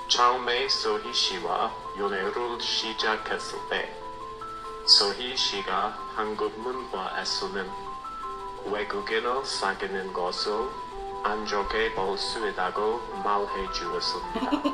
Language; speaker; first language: Korean; non-native, learner; English